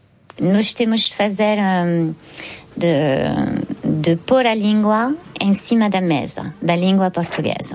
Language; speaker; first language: Portuguese; non-native, fluent; French